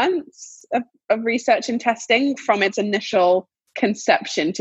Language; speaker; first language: English; native; English